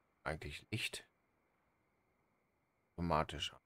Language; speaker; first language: German; native; German